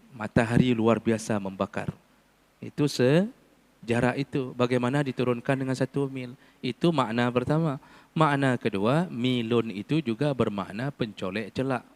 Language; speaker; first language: Malay; non-native, local second language; Achinese